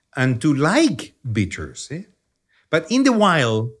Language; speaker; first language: English; non-native, fluent; Spanish